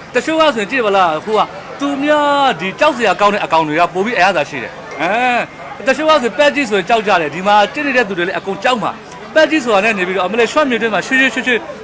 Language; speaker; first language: Burmese; native; Burmese